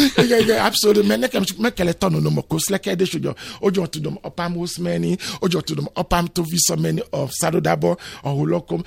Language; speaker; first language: Hungarian; non-native, learner; Yoruba